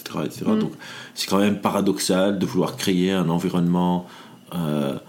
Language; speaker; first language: French; non-native, local second language; Arabic